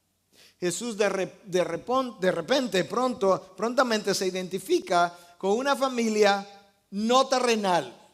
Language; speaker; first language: Spanish; native; Spanish